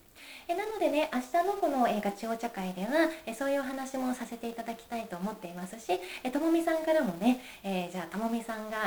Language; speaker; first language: Japanese; native; Japanese